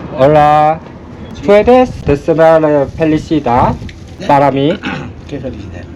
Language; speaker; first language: Spanish; non-native, learner; Korean